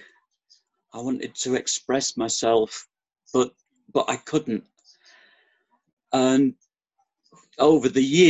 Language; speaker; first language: English; native; English